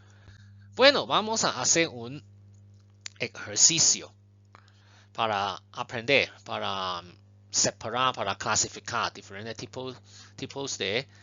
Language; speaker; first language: Spanish; non-native, fluent; Chinese